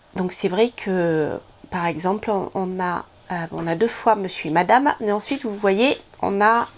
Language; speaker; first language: French; native; French